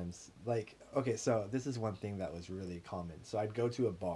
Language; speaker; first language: English; native; English